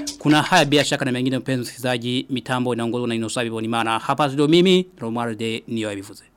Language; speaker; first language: Swahili; non-native, local second language; Rundi